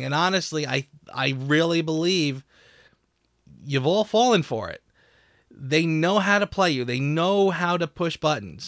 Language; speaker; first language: English; native; English